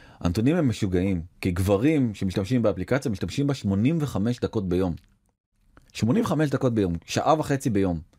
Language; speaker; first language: Hebrew; native; Hebrew